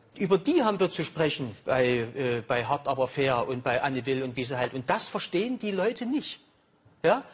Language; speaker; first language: German; native; German